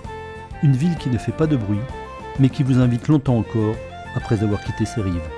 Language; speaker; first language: French; native; French